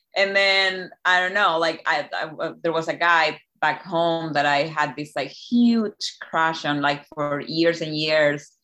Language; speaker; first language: English; non-native, fluent; Spanish